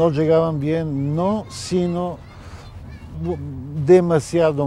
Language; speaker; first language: Spanish; non-native, fluent; Bulgarian